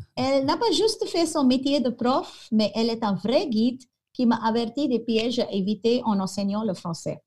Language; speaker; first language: French; non-native, fluent; Konkani